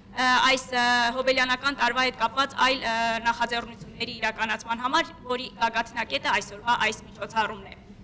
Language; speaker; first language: Armenian; native; Armenian